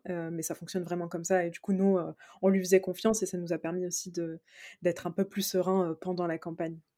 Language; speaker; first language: French; native; French